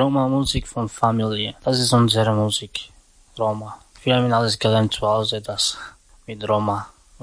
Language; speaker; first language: German; non-native, learner; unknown